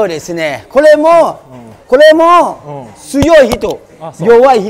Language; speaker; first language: Japanese; non-native, learner; Thai